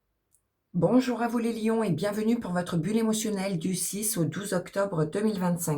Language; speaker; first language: French; native; French